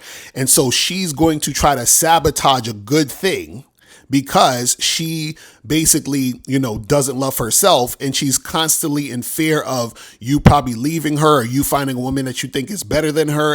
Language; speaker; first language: English; native; English